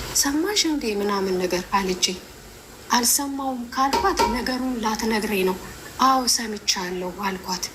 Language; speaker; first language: Amharic; native; Amharic